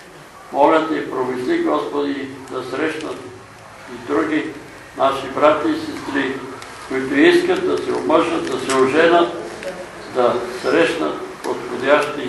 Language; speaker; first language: Bulgarian; native; Bulgarian